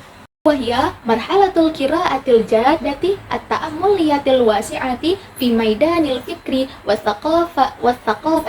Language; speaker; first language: Arabic; non-native, learner; Indonesian